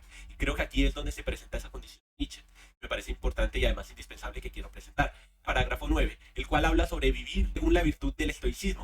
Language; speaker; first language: Spanish; native; Spanish